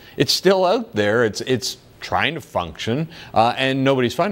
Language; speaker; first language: English; native; English